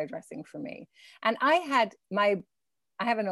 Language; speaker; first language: English; native; English